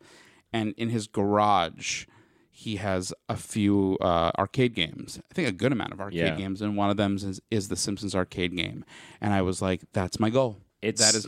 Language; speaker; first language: English; native; English